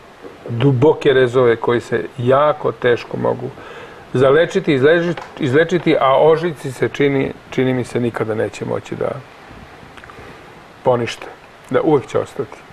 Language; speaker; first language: Croatian; native; Croatian